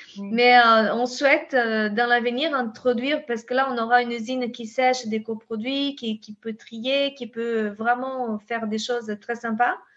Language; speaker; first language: French; non-native, fluent; Portuguese